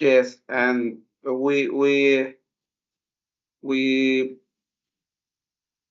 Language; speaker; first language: English; non-native, learner; Spanish